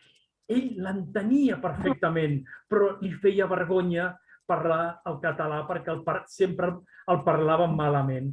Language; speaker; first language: Catalan; non-native, local second language; Spanish